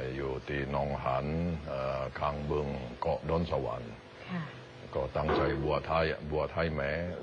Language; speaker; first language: Thai; non-native, learner; Indonesian